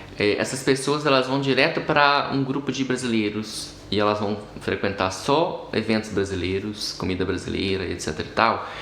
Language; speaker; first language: Portuguese; native; Portuguese